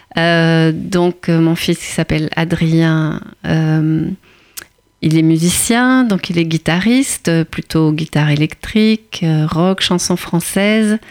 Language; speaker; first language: French; native; French